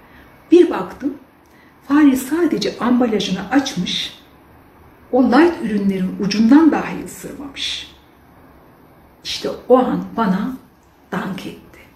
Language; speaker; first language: Turkish; native; Turkish